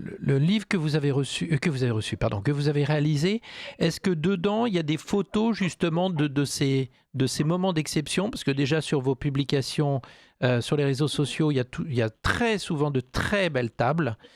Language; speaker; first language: French; native; French